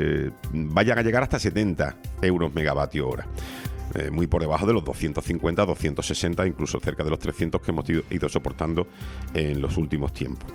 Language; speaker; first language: Spanish; native; Spanish